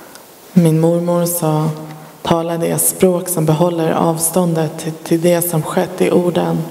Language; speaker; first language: Swedish; early bilingual, other home language; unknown